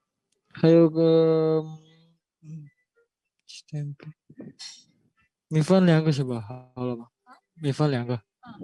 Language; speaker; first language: Chinese; non-native, learner; Indonesian